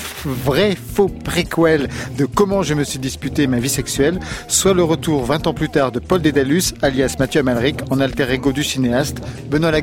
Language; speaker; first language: French; native; French